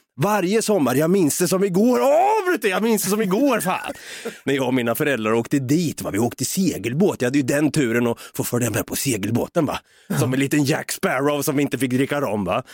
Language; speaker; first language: Swedish; native; Swedish